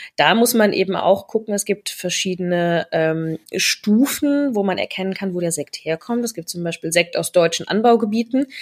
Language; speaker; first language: German; native; German